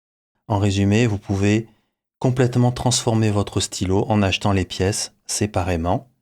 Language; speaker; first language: French; native; French